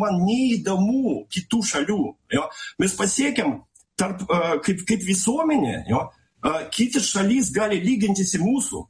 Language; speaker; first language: Lithuanian; non-native, local second language; Russian